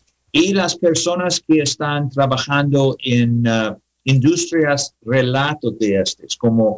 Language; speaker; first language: Spanish; non-native, learner; English